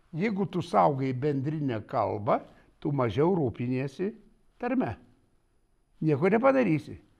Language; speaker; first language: Lithuanian; native; Lithuanian